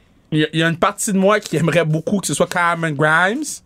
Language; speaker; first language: French; native; French